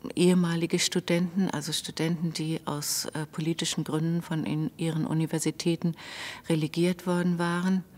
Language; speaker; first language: German; native; German